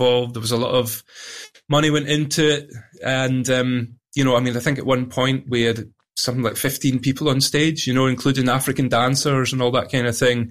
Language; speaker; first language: English; native; English